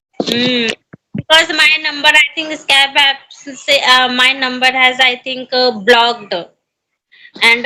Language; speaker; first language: English; non-native, learner; Hindi